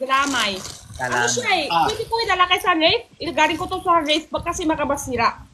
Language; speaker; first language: Filipino; non-native, learner; Chinese